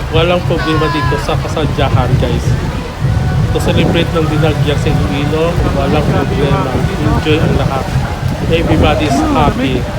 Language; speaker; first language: Filipino; non-native, local second language; Hiligaynon